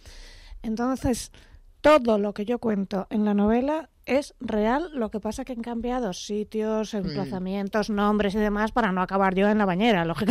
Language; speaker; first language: Spanish; native; Spanish